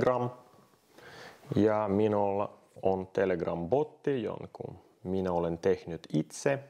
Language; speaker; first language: Finnish; non-native, fluent; Russian